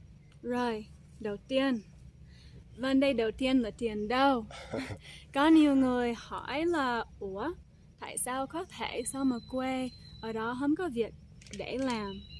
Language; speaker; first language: Vietnamese; non-native, fluent; English